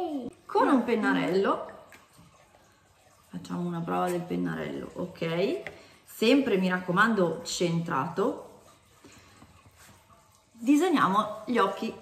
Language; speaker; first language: Italian; native; Italian